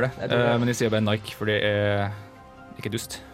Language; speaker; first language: Norwegian; native; Norwegian